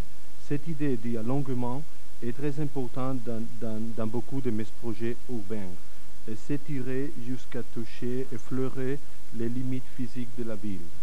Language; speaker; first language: French; non-native, fluent; Catalan